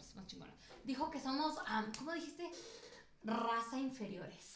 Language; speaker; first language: Spanish; early bilingual, heritage; Spanish